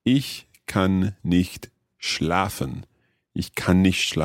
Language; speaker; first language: German; non-native, learner; English